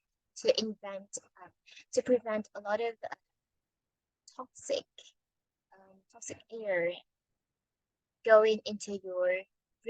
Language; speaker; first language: English; non-native, fluent; Vietnamese